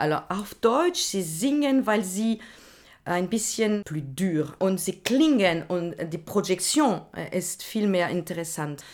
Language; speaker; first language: German; non-native, learner; French